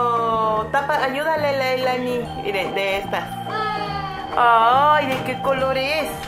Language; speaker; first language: Spanish; native; Spanish